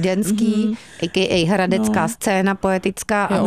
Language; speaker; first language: Czech; native; Czech